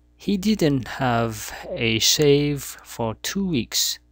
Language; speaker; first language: English; non-native, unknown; Khmer